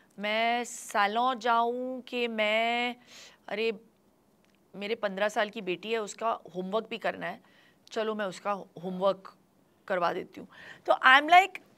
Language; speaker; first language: Hindi; non-native, local second language; Tulu